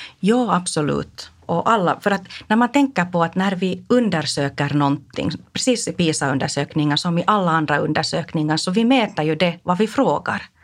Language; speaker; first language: Swedish; non-native, local second language; Finnish